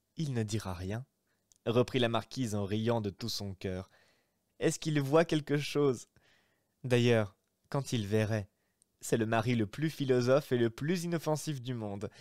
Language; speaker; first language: French; native; French